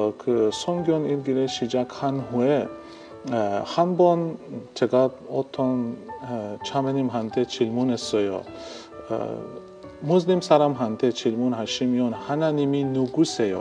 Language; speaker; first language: Korean; non-native, learner; Persian